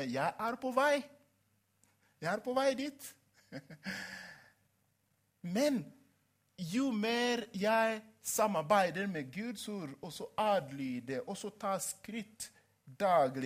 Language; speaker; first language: Swedish; non-native, fluent; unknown